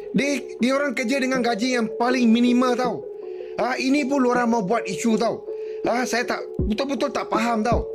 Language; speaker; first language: Malay; non-native, local second language; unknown